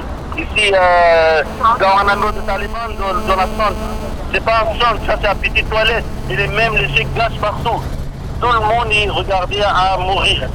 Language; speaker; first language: French; non-native, learner; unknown